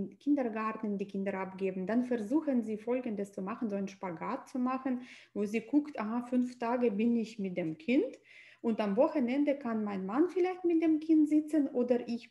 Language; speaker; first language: German; non-native, fluent; Russian